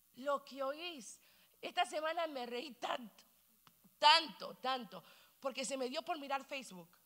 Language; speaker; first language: Spanish; early bilingual, heritage; Spanish